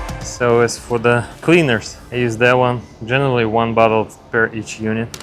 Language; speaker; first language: English; non-native, fluent; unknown